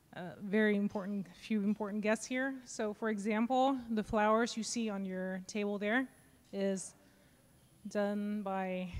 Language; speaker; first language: English; early bilingual, other home language; Vietnamese